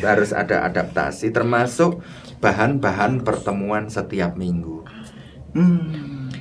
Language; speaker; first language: Indonesian; native; Indonesian